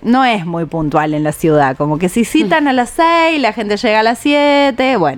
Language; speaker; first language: Spanish; native; Spanish